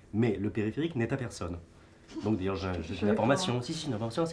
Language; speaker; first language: French; native; French